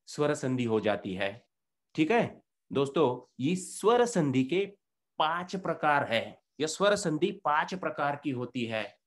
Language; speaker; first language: Hindi; non-native, local second language; Marathi